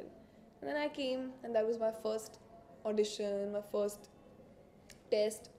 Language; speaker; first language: English; non-native, local second language; Hindi